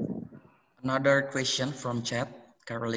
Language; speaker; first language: English; non-native, learner; Indonesian